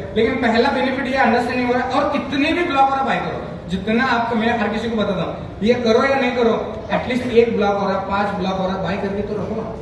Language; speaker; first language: Hindi; non-native, local second language; Marathi